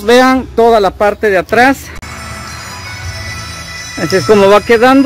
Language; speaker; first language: Spanish; native; Spanish